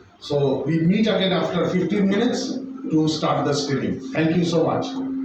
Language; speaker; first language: English; non-native, local second language; Bangla